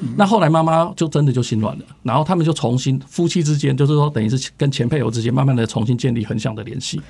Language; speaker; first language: Chinese; native; Chinese